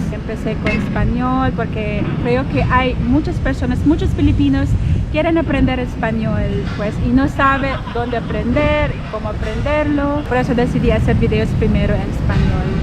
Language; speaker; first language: Spanish; non-native, fluent; Chavacano